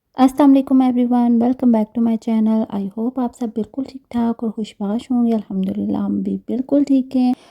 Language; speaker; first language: Urdu; native; Urdu